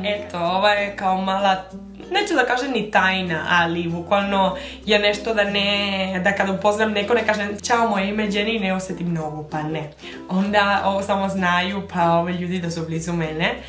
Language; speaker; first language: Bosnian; early bilingual, heritage; Spanish